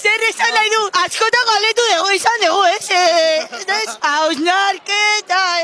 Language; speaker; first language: Basque; native; Basque